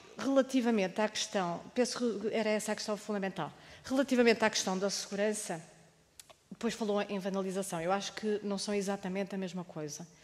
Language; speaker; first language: Portuguese; native; Portuguese